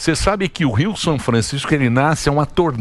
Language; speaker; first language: Portuguese; native; Portuguese